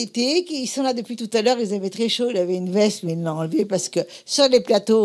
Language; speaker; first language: French; native; French